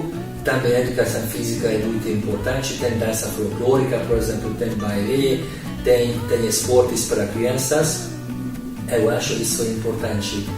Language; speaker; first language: Portuguese; non-native, learner; Hungarian